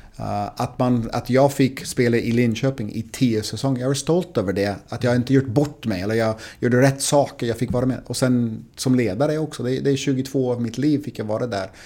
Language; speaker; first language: Swedish; non-native, fluent; English